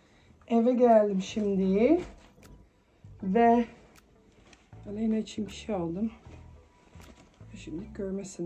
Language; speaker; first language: Turkish; early bilingual, heritage; Turkish